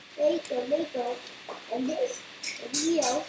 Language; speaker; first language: English; non-native, learner; Chinese